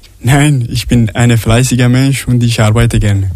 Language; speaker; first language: German; non-native, learner; Arabic